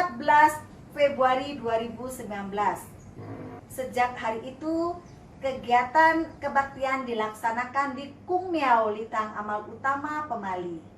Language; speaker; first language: Indonesian; native; Indonesian